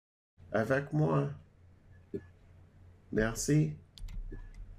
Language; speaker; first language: French; non-native, fluent; English